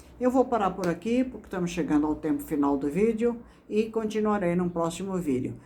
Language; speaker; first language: Portuguese; native; Portuguese